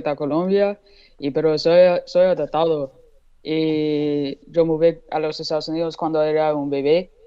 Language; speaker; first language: Spanish; non-native, learner; English